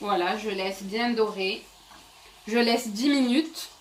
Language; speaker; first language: French; non-native, local second language; Arabic